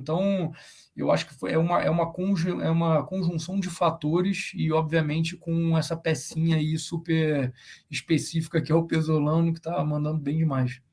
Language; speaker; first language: Portuguese; native; Portuguese